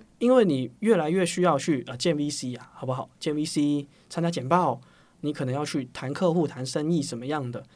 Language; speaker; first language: Chinese; non-native, local second language; Cantonese